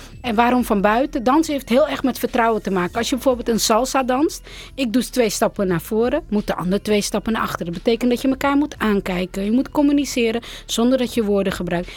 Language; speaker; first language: Dutch; early bilingual, other home language; Central Kurdish